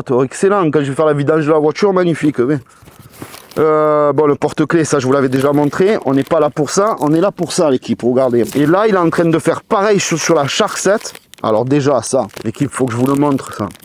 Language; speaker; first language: French; native; French